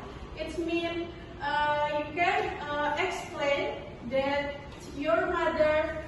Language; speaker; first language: English; non-native, learner; Indonesian